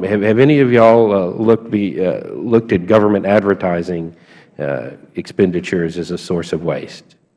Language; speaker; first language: English; native; English